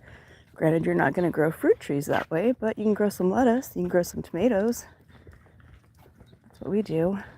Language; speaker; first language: English; native; English